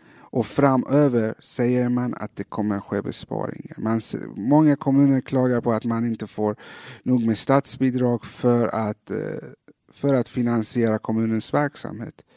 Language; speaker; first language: Swedish; early bilingual, other home language; Persian